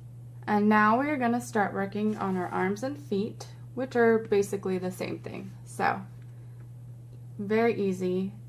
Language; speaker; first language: English; native; English